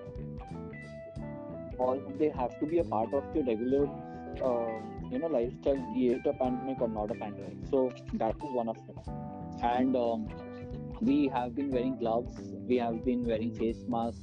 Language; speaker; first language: English; non-native, local second language; Bangla